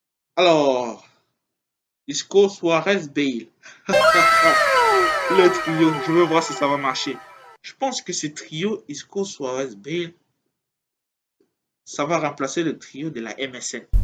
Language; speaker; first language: French; native; French